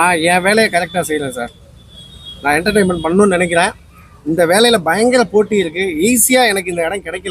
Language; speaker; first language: Tamil; native; Tamil